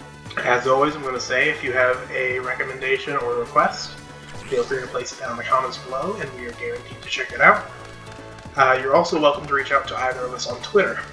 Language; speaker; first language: English; native; English